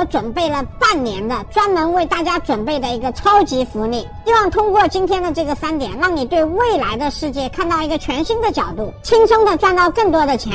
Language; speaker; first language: Chinese; native; Chinese